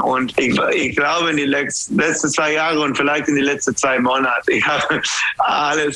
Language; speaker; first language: German; non-native, learner; English